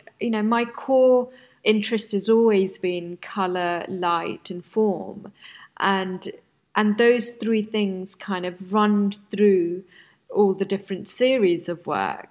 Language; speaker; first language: English; non-native, local second language; Bangla